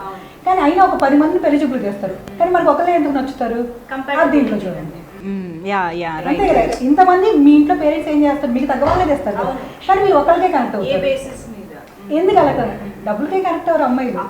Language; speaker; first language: Telugu; native; Telugu